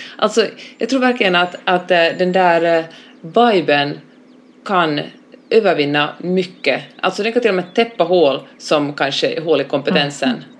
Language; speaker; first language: Swedish; native; Swedish